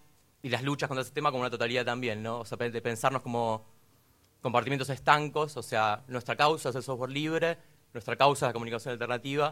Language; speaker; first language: Spanish; native; Spanish